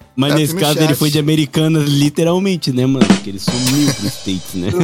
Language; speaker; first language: Portuguese; native; Portuguese